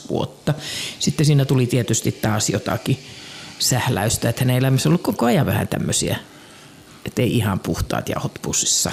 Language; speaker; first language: Finnish; native; Finnish